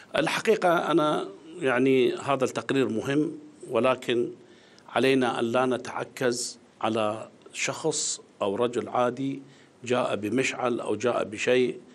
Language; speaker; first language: Arabic; native; Arabic